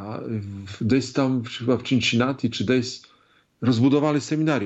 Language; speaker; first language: Polish; non-native, learner; Ukrainian